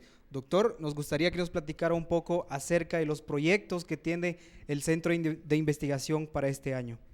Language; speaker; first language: Spanish; native; Spanish